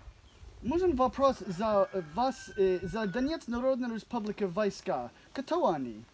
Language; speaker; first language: Russian; non-native, learner; English